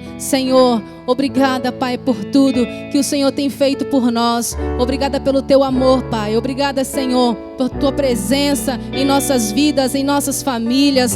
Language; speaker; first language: Portuguese; native; Portuguese